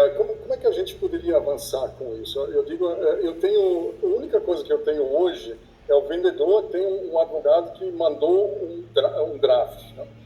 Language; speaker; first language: Portuguese; non-native, fluent; German